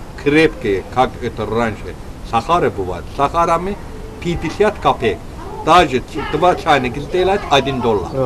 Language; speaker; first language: Russian; non-native, learner; Azerbaijani